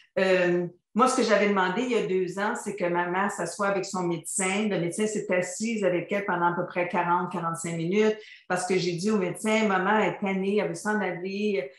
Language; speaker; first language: French; native; French